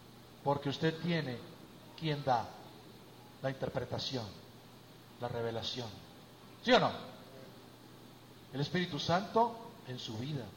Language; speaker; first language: Spanish; native; Spanish